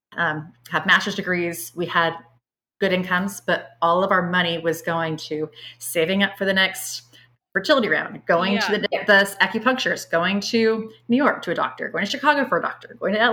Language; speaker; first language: English; native; English